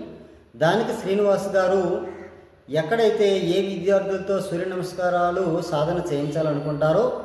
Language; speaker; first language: Telugu; native; Telugu